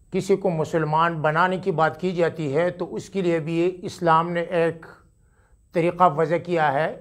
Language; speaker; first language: Urdu; non-native, local second language; Pashto